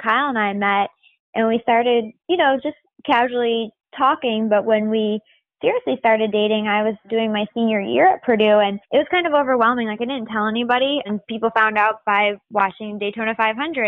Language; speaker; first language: English; native; English